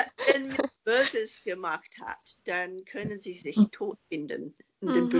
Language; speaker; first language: German; non-native, fluent; English